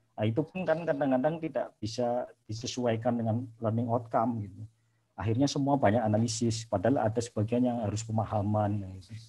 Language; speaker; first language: Indonesian; native; Indonesian